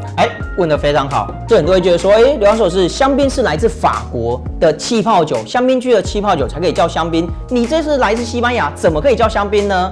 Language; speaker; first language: Chinese; native; Chinese